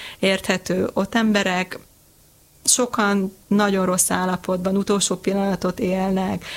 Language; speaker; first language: Hungarian; native; Hungarian